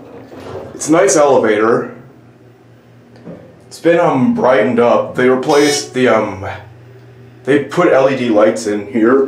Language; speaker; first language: English; native; English